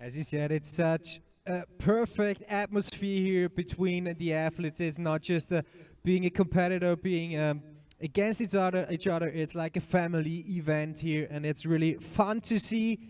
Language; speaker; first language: English; non-native, fluent; German